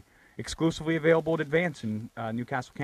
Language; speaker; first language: English; native; English